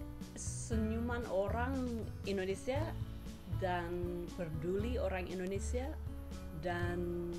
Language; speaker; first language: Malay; non-native, fluent; English